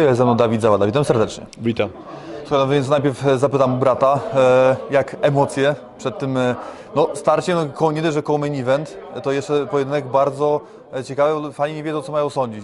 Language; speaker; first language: Polish; native; Polish